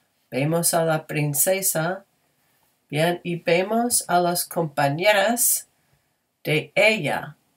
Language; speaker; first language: Spanish; non-native, fluent; English